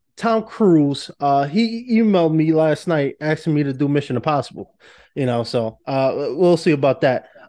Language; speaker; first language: English; native; English